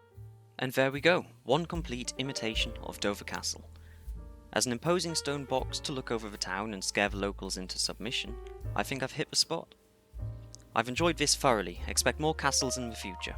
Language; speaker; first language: English; native; English